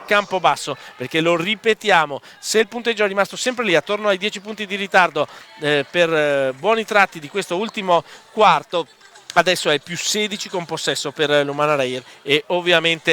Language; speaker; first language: Italian; native; Italian